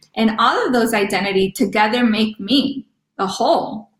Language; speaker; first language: English; early bilingual, other home language; Spanish